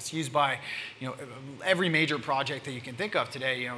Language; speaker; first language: English; native; English